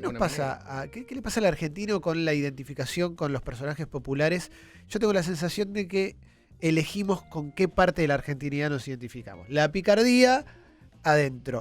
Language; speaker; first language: Spanish; native; Spanish